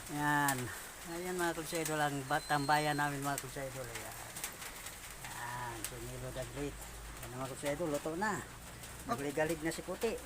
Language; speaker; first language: Filipino; native; Filipino